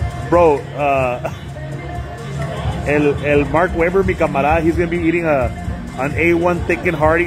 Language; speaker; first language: English; early bilingual, other home language; Spanish